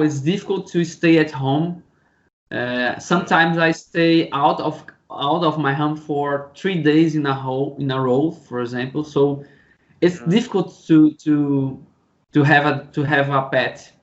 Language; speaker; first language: English; non-native, learner; Portuguese